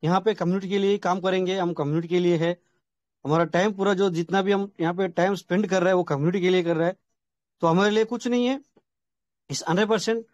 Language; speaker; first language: Hindi; non-native, local second language; Telugu